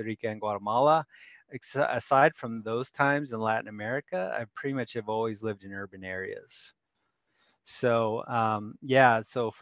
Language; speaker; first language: English; native; English